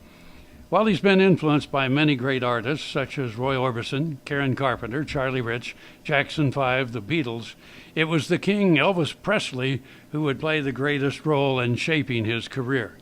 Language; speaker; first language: English; native; English